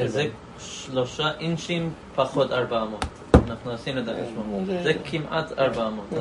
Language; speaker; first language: Hebrew; non-native, fluent; English